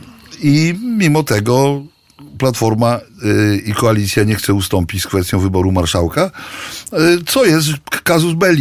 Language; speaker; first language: Polish; native; Polish